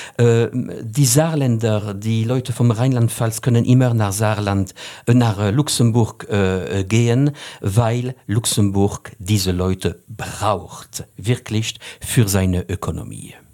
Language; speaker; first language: German; non-native, fluent; French